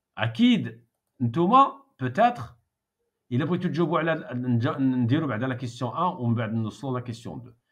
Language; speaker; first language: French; non-native, local second language; Arabic